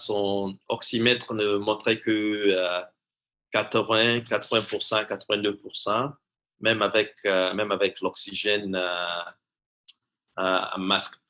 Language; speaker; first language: French; non-native, fluent; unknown